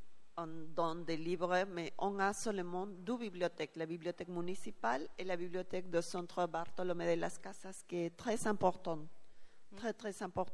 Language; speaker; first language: French; non-native, learner; Spanish